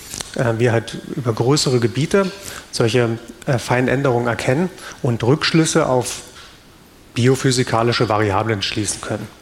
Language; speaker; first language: German; native; German